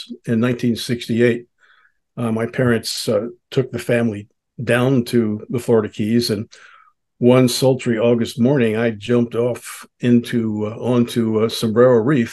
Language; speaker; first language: English; native; English